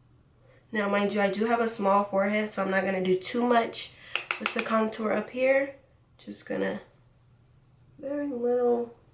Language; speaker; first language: English; native; English